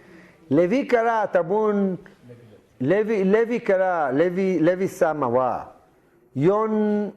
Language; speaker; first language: Japanese; non-native, learner; Hebrew